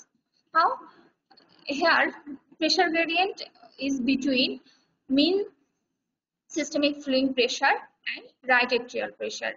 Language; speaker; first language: English; non-native, local second language; Bangla